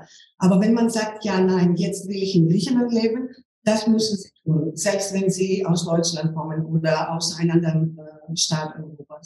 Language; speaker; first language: German; non-native, fluent; Greek